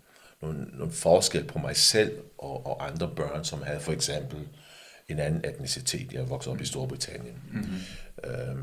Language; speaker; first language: Danish; early bilingual, other home language; English